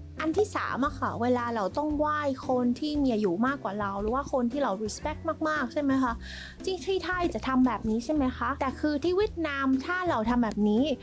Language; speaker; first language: Thai; non-native, fluent; Vietnamese